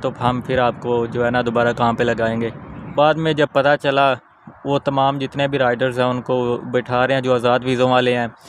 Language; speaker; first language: Urdu; non-native, local second language; Punjabi